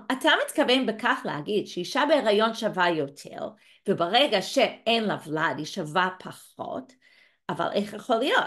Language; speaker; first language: Hebrew; non-native, fluent; English